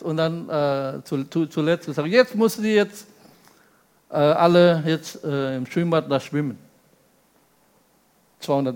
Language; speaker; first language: German; non-native, fluent; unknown